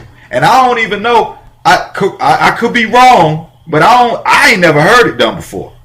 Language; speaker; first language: English; native; English